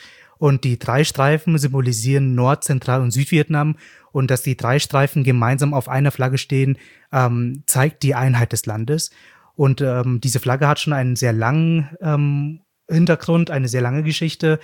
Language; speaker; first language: German; native; German